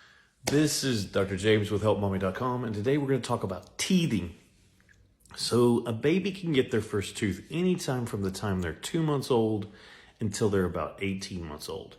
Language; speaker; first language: English; native; English